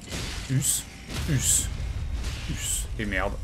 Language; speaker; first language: French; native; French